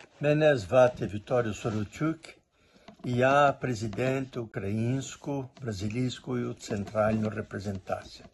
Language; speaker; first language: Ukrainian; early bilingual, heritage; Portuguese